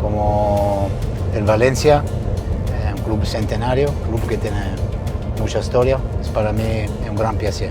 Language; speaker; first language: Spanish; non-native, learner; Italian